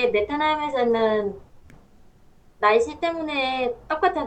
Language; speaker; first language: Korean; non-native, fluent; Vietnamese